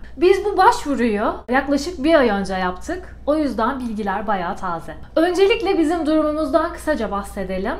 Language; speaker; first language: Turkish; native; Turkish